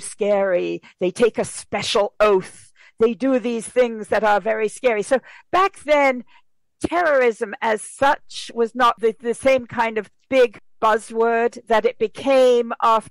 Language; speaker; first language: English; native; English